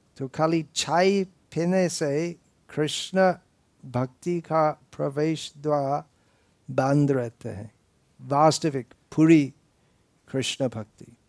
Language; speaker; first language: Hindi; non-native, fluent; English